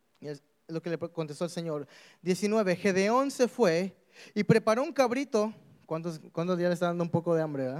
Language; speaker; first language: Spanish; early bilingual, heritage; Spanish